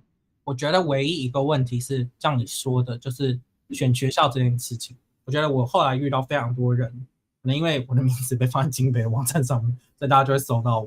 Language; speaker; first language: Chinese; native; Chinese